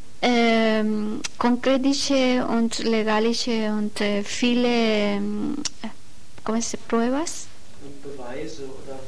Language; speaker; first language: German; non-native, learner; Spanish